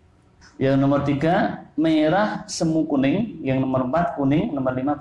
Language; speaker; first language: Indonesian; non-native, local second language; Javanese